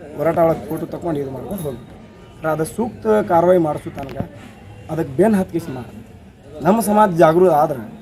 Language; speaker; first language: Kannada; non-native, local second language; Lambadi